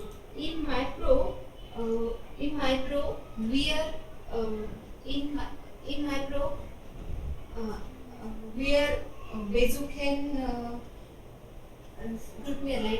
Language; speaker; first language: German; non-native, learner; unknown